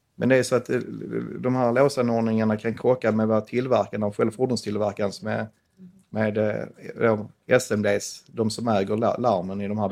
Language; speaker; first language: Swedish; native; Swedish